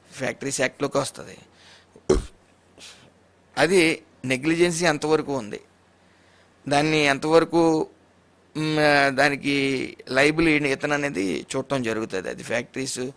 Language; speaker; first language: Telugu; native; Telugu